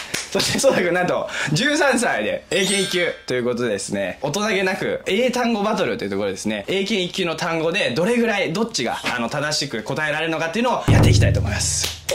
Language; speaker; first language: Japanese; native; Japanese